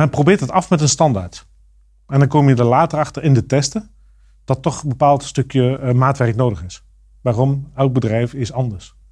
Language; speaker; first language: Dutch; native; Dutch